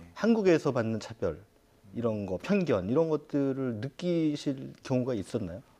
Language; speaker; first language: Korean; native; Korean